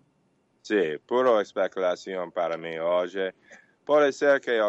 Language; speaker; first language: Portuguese; non-native, learner; English